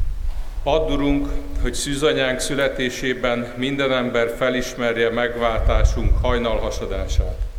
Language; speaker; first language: Hungarian; native; Hungarian